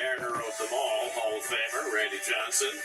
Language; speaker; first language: English; native; English